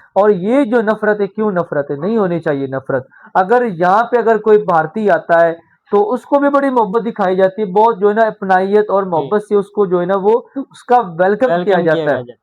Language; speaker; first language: Urdu; non-native, local second language; Punjabi